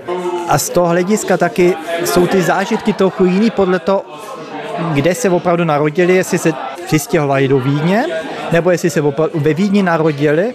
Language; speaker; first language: Czech; early bilingual, heritage; Czech